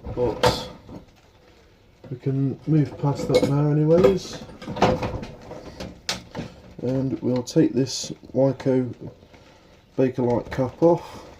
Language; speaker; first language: English; native; English